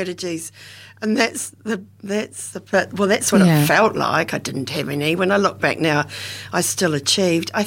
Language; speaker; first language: English; native; English